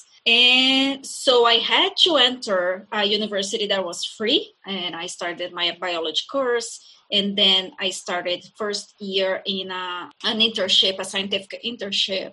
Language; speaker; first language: English; non-native, fluent; Portuguese